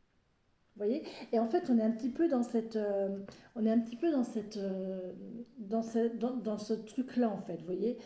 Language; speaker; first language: French; native; French